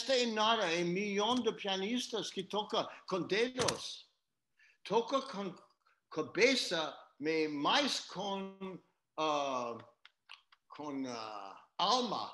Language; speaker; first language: Spanish; non-native, learner; English